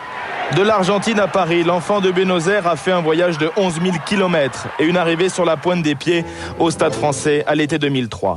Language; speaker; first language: French; native; French